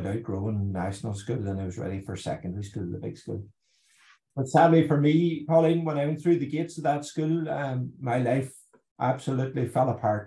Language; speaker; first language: English; native; English